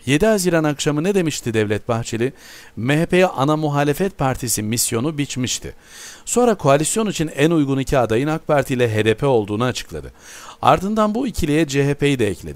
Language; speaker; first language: Turkish; native; Turkish